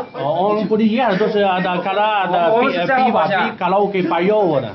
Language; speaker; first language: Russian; non-native, learner; Chinese